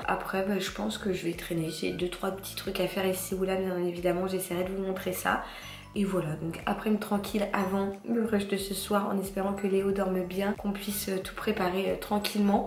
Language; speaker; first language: French; native; French